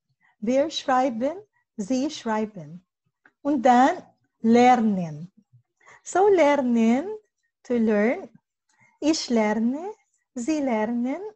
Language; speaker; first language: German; non-native, learner; Filipino